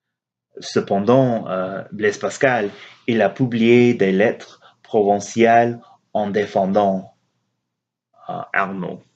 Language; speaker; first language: French; non-native, learner; English